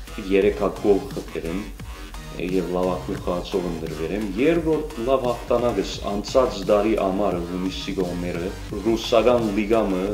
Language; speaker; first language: Armenian; early bilingual, heritage; Armenian